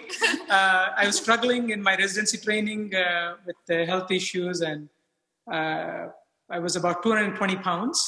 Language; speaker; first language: English; non-native, local second language; Telugu